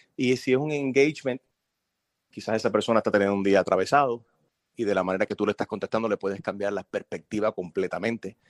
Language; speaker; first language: Spanish; early bilingual, heritage; Spanish